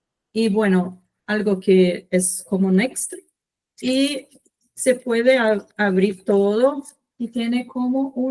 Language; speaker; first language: Spanish; non-native, fluent; Portuguese